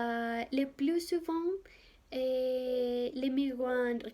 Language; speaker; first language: French; non-native, learner; Spanish